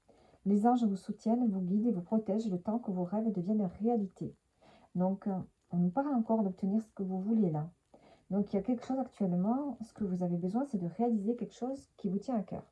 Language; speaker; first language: French; native; French